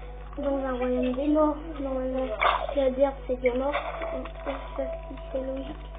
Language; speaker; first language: French; native; French